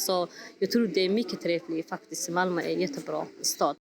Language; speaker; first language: Swedish; non-native, fluent; Somali